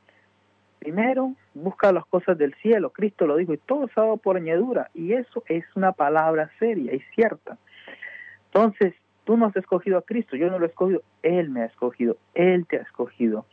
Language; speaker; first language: Spanish; native; Spanish